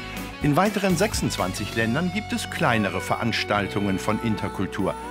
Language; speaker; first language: German; native; German